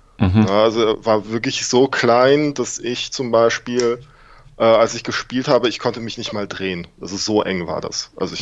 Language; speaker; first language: German; native; German